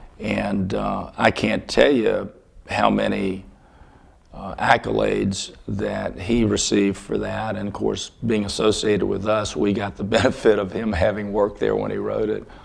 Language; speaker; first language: English; native; English